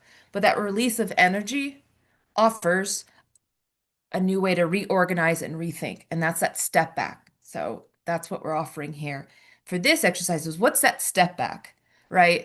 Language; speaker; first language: English; native; English